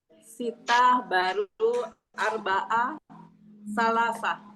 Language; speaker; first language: Arabic; non-native, learner; Indonesian